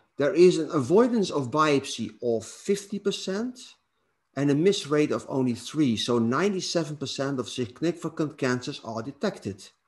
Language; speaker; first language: English; non-native, fluent; Dutch